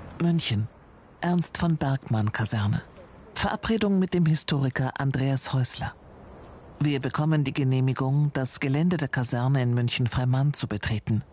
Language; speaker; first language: German; native; German